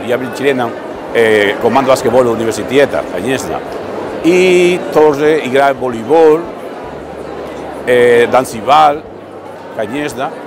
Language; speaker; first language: Russian; non-native, fluent; Spanish